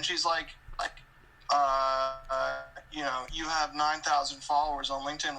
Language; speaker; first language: English; native; English